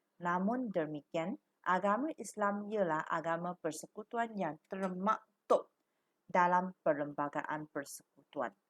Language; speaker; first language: Malay; non-native, local second language; Chinese